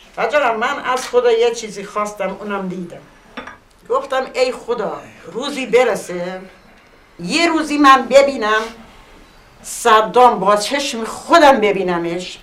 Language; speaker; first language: Persian; non-native, local second language; Assyrian Neo-Aramaic